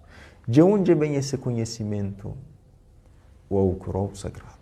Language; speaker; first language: Portuguese; non-native, fluent; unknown